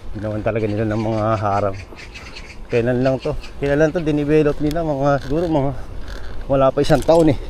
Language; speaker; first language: Filipino; native; Filipino